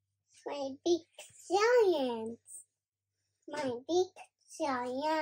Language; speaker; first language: English; early bilingual, other home language; Romanian